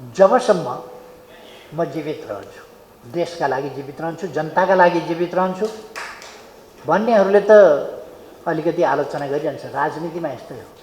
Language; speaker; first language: Nepali; native; Nepali